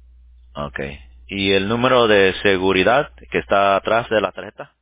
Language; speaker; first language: Spanish; early bilingual, heritage; English